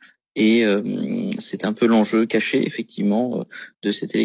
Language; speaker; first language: French; native; French